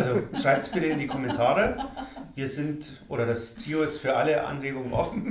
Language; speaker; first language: German; native; German